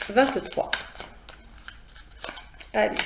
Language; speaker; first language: French; native; French